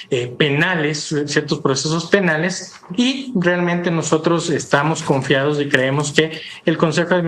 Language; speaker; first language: Spanish; native; Spanish